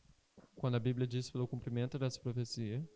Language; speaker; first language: Portuguese; native; Portuguese